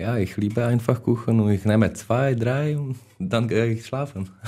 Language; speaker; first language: German; non-native, learner; Czech